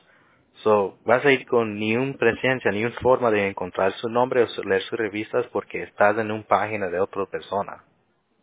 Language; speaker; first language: Spanish; early bilingual, heritage; Spanish